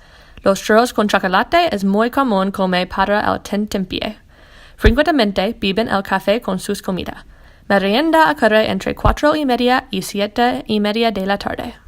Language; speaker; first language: Spanish; non-native, learner; English